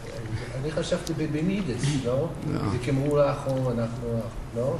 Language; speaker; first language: Hebrew; non-native, fluent; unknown